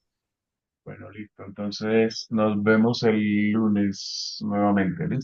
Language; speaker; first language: Spanish; native; Spanish